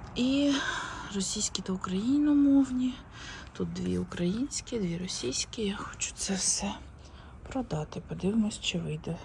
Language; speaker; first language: Ukrainian; native; Ukrainian